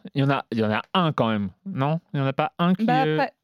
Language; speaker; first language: French; native; French